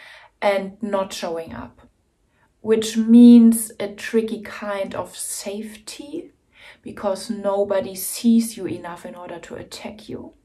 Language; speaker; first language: English; non-native, fluent; German